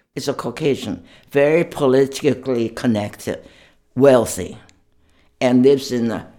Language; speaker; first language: English; non-native, fluent; Chinese